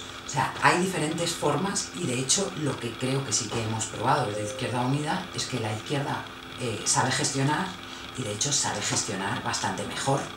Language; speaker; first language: Spanish; native; Spanish